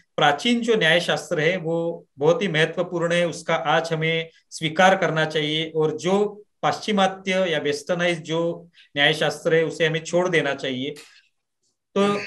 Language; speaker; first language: Hindi; non-native, local second language; Marathi